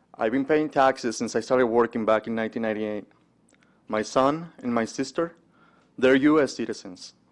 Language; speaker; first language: English; early bilingual, other home language; Spanish